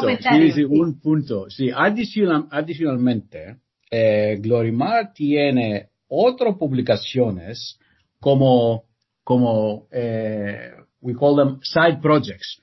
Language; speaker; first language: Spanish; non-native, learner; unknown